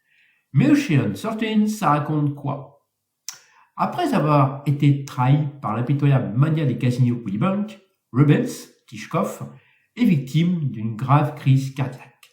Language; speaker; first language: French; native; French